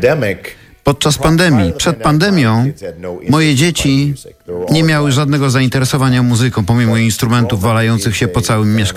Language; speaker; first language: Polish; native; Polish